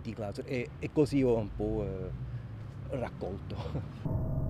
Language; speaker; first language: Italian; non-native, local second language; German